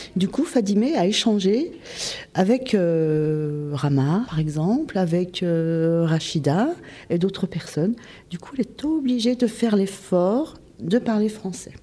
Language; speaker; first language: French; native; French